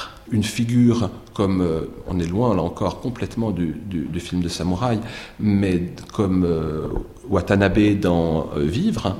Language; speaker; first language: French; native; French